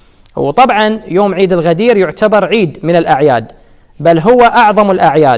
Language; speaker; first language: Arabic; native; Arabic